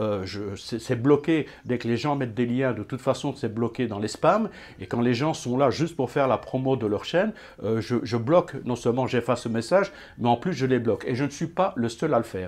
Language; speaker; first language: French; native; French